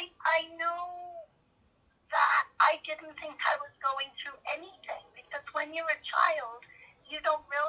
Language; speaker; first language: English; native; English